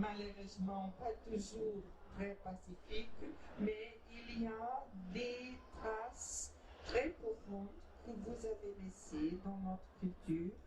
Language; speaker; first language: French; non-native, fluent; Portuguese